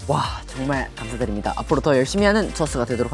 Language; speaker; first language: Korean; native; Korean